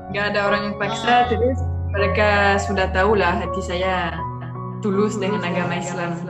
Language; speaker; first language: Indonesian; non-native, fluent; French